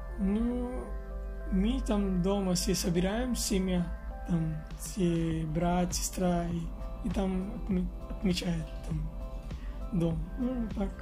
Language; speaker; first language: Russian; non-native, learner; Hindi